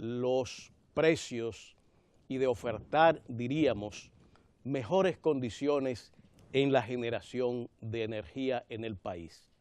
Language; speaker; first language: Spanish; native; Spanish